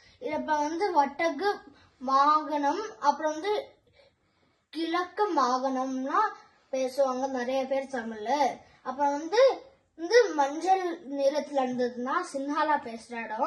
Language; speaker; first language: Tamil; early bilingual, heritage; Tamil